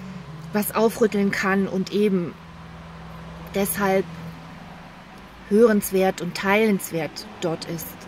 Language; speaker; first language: German; native; German